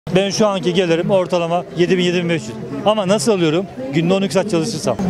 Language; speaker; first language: Turkish; native; Turkish